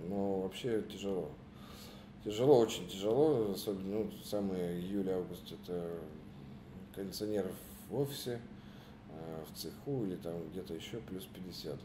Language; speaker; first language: Russian; native; Russian